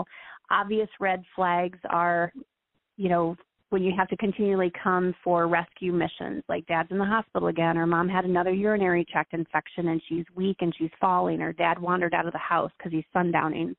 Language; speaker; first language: English; native; English